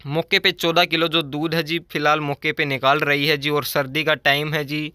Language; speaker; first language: Hindi; native; Hindi